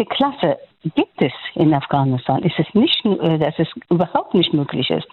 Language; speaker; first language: German; non-native, local second language; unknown